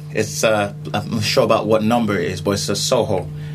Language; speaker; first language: English; non-native, local second language; Yoruba